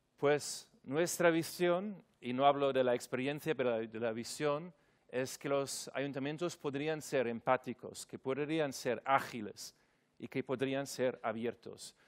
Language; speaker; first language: Spanish; non-native, fluent; German